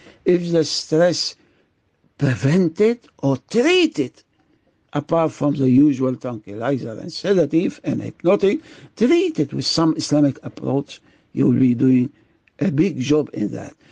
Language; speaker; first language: English; non-native, fluent; Arabic